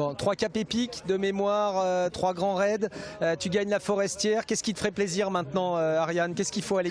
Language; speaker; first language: French; native; French